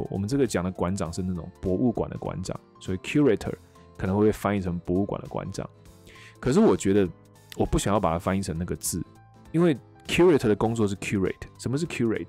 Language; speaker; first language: Chinese; native; Chinese